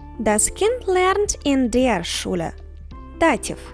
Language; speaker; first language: German; non-native, fluent; Ukrainian